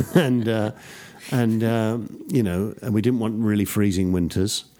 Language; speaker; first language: English; native; English